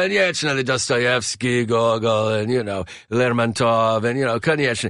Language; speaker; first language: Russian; non-native, learner; English